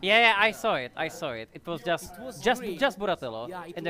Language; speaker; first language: English; non-native, fluent; Czech